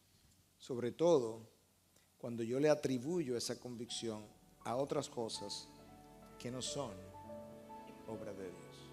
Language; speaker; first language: Spanish; native; Spanish